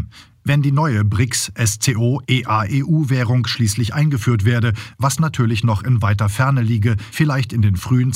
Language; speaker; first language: German; native; German